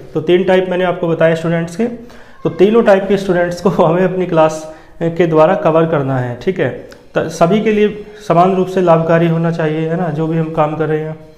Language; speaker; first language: Hindi; native; Hindi